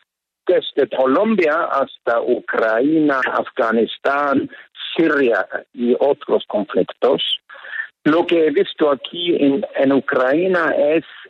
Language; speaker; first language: Spanish; non-native, fluent; Norwegian